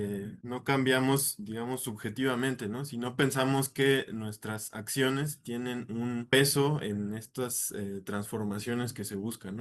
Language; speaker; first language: Spanish; native; Spanish